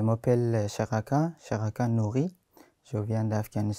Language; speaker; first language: French; non-native, learner; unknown